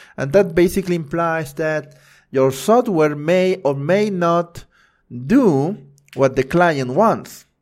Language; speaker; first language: English; non-native, fluent; Spanish